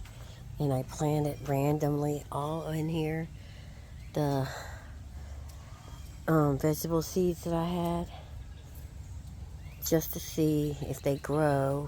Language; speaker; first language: English; native; English